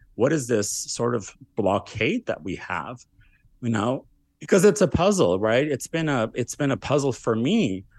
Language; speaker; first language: English; early bilingual, other home language; Armenian